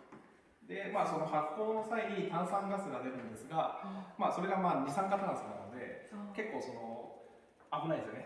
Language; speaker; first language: Japanese; native; Japanese